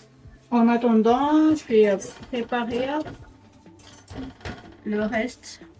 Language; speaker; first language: French; non-native, local second language; Malagasy